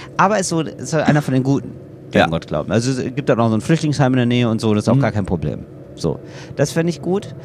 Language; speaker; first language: German; native; German